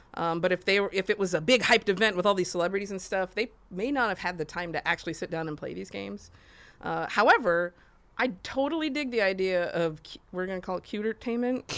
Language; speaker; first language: English; native; English